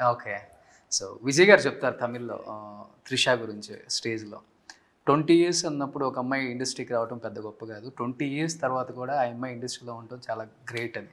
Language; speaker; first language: Telugu; native; Telugu